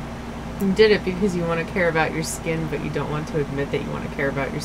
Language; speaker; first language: English; native; English